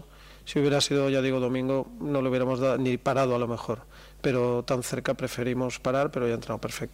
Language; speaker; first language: Spanish; native; Spanish